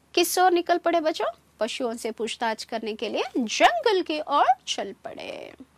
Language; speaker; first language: Hindi; non-native, local second language; Kannada